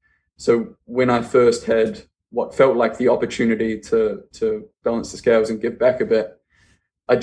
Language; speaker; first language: English; native; English